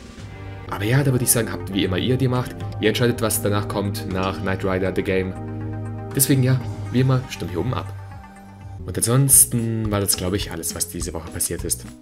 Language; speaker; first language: German; native; German